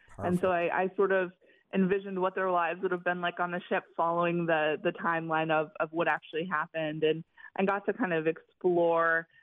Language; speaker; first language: English; native; English